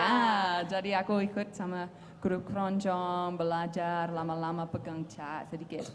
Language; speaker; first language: Indonesian; non-native, fluent; English